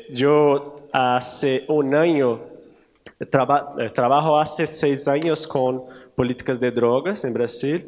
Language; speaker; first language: Spanish; non-native, learner; Portuguese